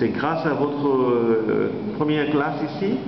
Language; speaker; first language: French; non-native, fluent; Bangla